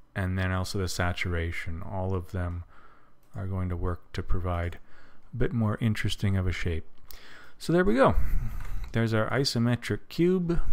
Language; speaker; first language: English; native; English